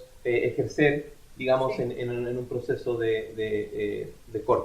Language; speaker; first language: Spanish; native; Spanish